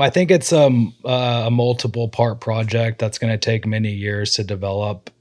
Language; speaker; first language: English; native; English